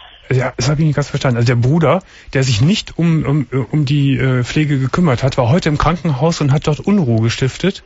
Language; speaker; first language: German; native; German